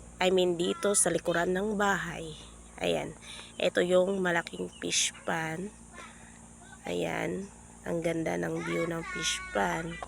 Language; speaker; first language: Filipino; non-native, local second language; Cebuano